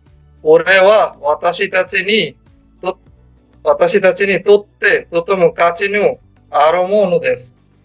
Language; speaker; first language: Japanese; non-native, learner; Bangla